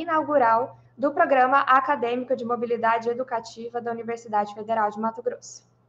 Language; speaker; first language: Portuguese; native; Portuguese